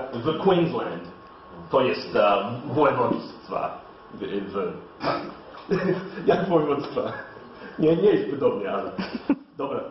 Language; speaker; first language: Polish; non-native, learner; English